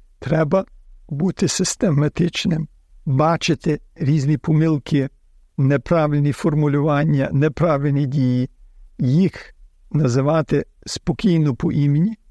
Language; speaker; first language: Ukrainian; early bilingual, heritage; Ukrainian